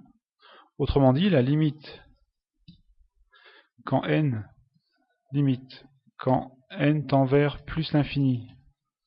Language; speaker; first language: French; native; French